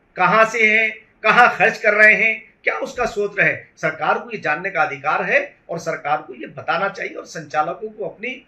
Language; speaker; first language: Hindi; native; Hindi